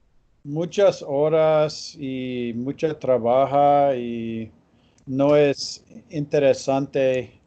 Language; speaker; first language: Spanish; non-native, learner; English